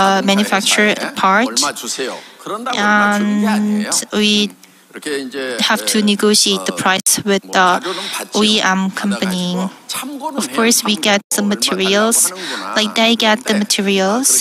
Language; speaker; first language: English; non-native, fluent; Korean